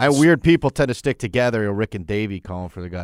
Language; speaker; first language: English; native; English